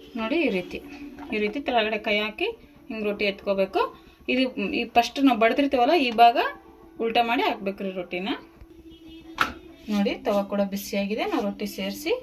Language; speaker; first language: Kannada; native; Kannada